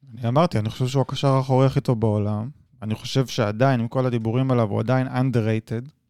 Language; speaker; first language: Hebrew; early bilingual, other home language; Spanish